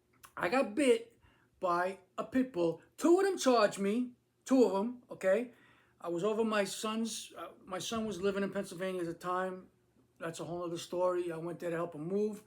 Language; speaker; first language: English; native; English